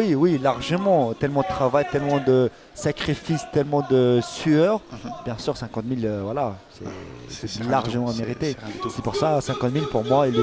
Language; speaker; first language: French; native; French